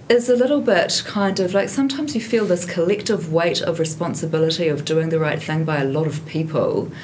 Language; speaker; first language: English; native; English